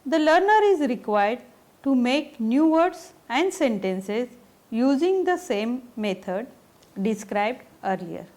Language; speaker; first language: English; non-native, local second language; Marathi